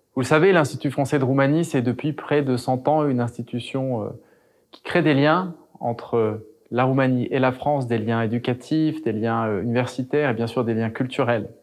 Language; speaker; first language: French; native; French